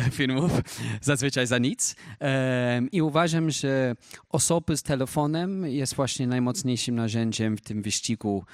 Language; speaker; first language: Polish; non-native, fluent; English